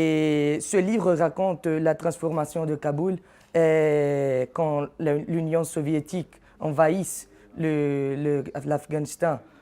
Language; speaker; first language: French; non-native, fluent; Portuguese